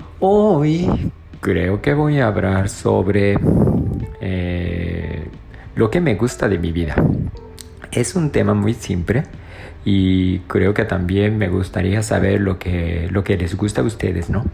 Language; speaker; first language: Spanish; non-native, learner; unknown